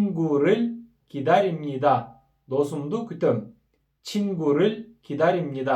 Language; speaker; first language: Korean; non-native, fluent; Kyrgyz